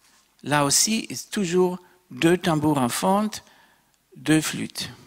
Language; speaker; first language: French; non-native, fluent; German